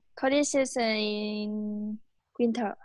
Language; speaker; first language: English; non-native, learner; Vietnamese